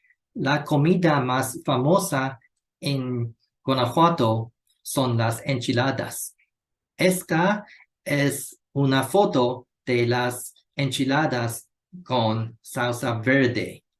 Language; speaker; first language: Spanish; non-native, learner; Chinese